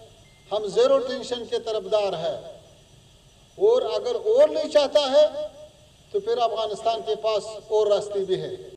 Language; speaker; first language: Hindi; non-native, fluent; Pashto